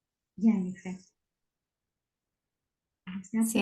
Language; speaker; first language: Portuguese; non-native, fluent; Spanish